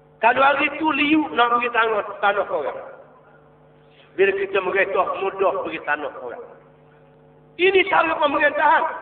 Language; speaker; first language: Malay; native; Malay